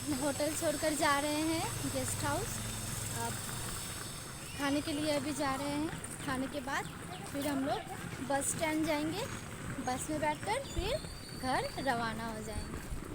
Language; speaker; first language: Hindi; native; Hindi